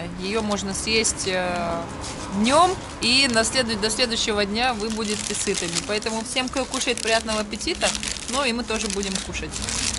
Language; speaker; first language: Russian; native; Russian